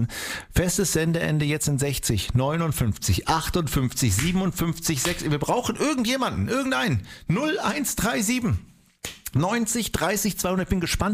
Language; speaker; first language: German; native; German